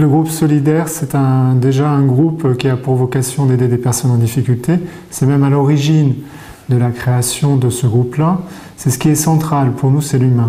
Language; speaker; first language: French; native; French